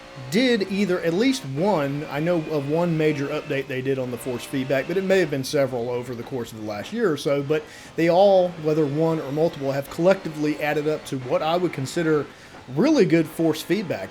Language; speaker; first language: English; native; English